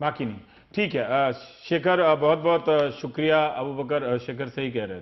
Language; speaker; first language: Hindi; native; Hindi